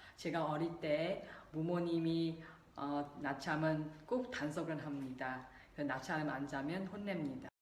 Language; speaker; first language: Korean; non-native, local second language; Vietnamese